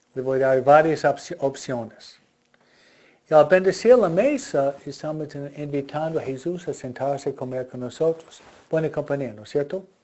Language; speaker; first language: Spanish; non-native, fluent; English